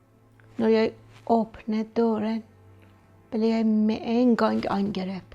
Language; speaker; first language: Norwegian; non-native, fluent; Persian